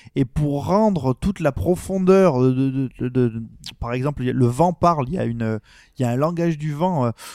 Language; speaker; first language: French; native; French